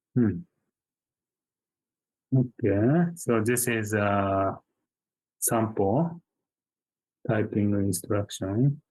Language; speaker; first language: English; non-native, fluent; Japanese